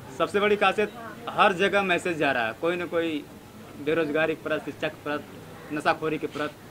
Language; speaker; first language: Hindi; native; Hindi